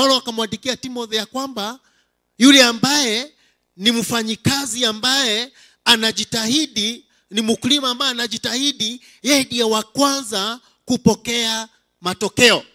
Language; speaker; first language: Swahili; non-native, local second language; Kikuyu